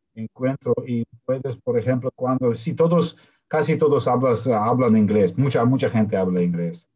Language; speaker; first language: Spanish; non-native, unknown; Russian